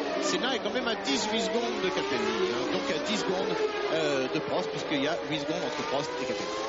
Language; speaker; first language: French; native; French